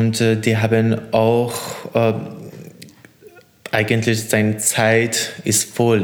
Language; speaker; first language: German; non-native, learner; Persian